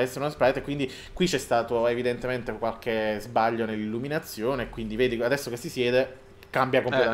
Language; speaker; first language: Italian; native; Italian